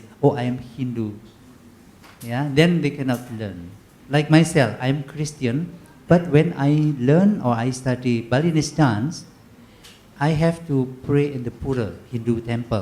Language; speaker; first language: English; non-native, learner; Indonesian